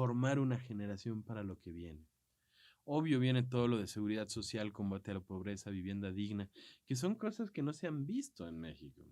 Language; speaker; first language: Spanish; native; Spanish